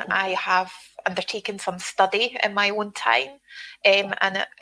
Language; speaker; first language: English; native; English